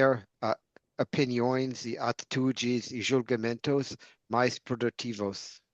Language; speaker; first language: Portuguese; non-native, fluent; English